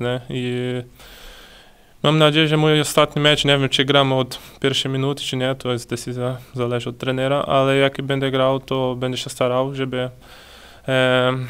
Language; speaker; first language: Polish; non-native, learner; Portuguese